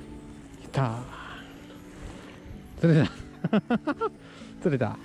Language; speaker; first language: Japanese; native; Japanese